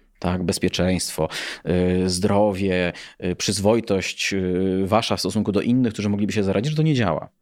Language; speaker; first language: Polish; native; Polish